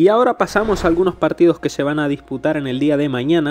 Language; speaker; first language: Spanish; native; Spanish